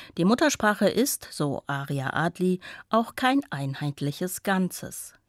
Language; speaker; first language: German; native; German